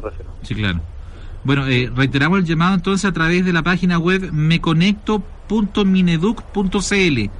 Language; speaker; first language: Spanish; native; Spanish